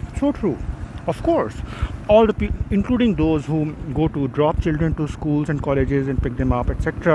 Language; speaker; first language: English; non-native, local second language; Hindi